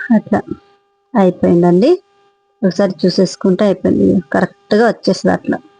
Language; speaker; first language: Telugu; non-native, local second language; Marathi